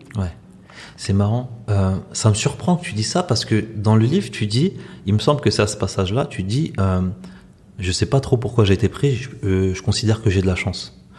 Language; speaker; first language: French; native; French